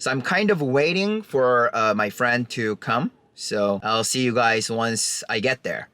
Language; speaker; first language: English; non-native, fluent; Korean